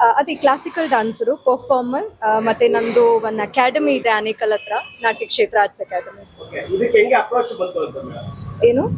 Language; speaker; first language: Kannada; non-native, learner; Malayalam